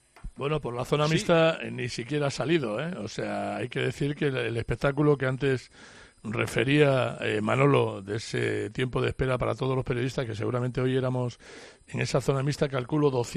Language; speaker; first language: Spanish; native; Spanish